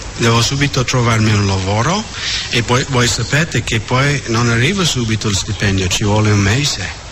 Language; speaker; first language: Italian; non-native, fluent; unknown